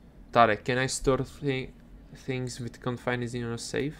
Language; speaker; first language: English; non-native, learner; Czech